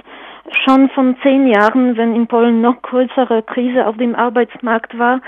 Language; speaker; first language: German; non-native, fluent; Polish